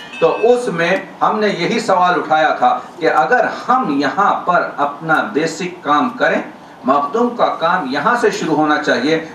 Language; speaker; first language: Urdu; native; Urdu